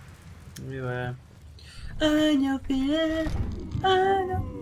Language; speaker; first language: French; native; French